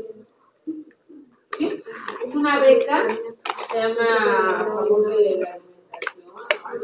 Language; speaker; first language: Spanish; native; Spanish